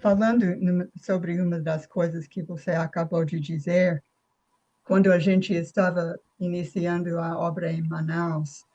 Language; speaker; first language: Portuguese; non-native, fluent; English